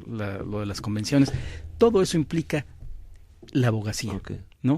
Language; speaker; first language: Spanish; native; Spanish